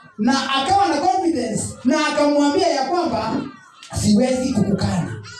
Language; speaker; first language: Swahili; non-native, local second language; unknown